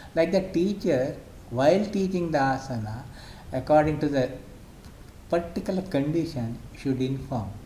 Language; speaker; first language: English; non-native, local second language; Kannada